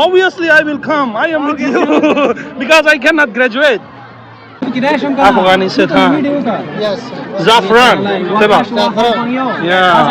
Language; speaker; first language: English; non-native, learner; Urdu